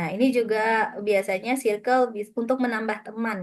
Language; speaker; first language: Indonesian; non-native, fluent; Japanese